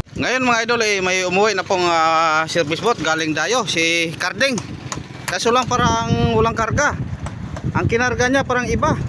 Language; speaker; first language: Filipino; non-native, local second language; Cebuano